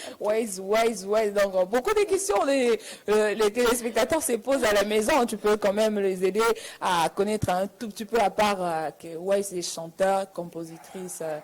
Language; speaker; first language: French; non-native, local second language; Lingala